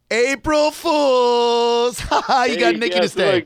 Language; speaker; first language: English; native; English